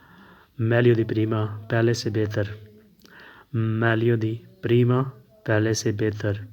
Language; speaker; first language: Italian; non-native, learner; Urdu